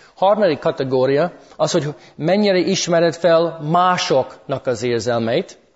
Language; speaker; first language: Hungarian; early bilingual, heritage; English